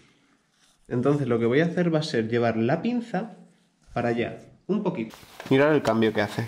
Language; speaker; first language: Spanish; native; Spanish